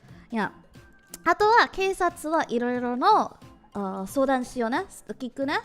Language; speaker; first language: Japanese; non-native, learner; English